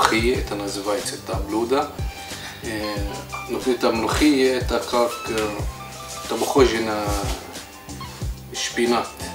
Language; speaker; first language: Russian; non-native, learner; Arabic